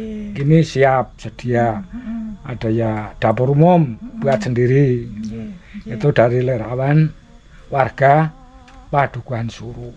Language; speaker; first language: Indonesian; non-native, local second language; Javanese